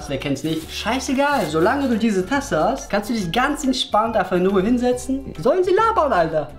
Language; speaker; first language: German; early bilingual, other home language; Russian